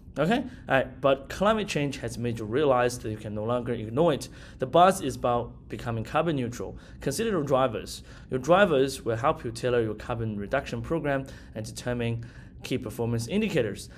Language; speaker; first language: English; non-native, fluent; Chinese